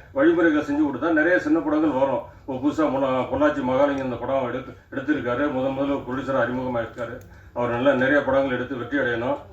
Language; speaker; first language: Tamil; native; Tamil